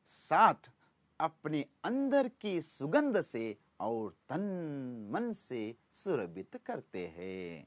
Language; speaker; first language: Hindi; non-native, local second language; Kannada